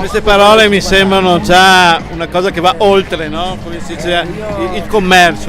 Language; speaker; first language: Italian; native; Italian